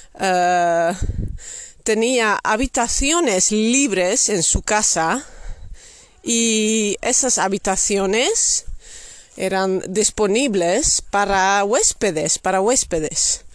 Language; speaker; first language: Spanish; non-native, fluent; Dutch